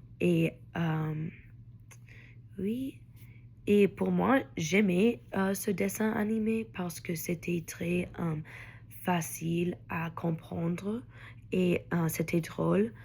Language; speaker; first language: French; non-native, learner; English